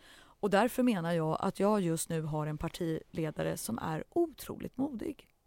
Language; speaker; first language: Swedish; early bilingual, other home language; Central Kurdish